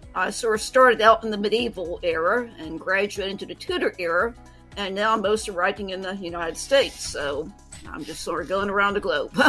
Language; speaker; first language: English; native; English